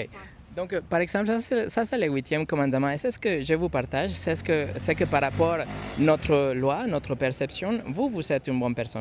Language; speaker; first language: French; non-native, fluent; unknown